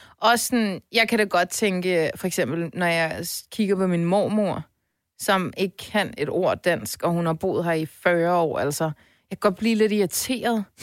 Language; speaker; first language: Danish; native; Danish